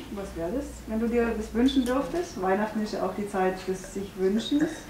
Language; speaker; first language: German; native; German